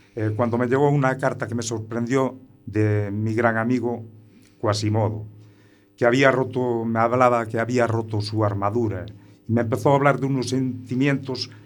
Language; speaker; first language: Spanish; native; Spanish